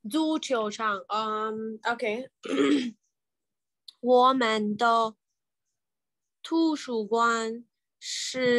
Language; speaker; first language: Chinese; non-native, learner; English